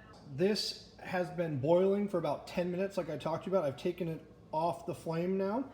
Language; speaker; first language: English; native; English